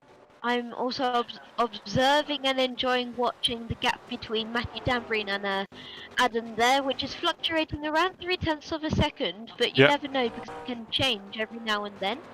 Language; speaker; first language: English; native; English